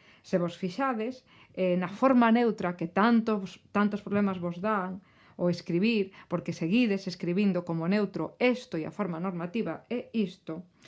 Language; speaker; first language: Galician; native; Galician